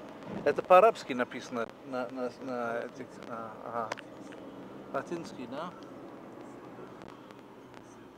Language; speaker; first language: Russian; non-native, learner; English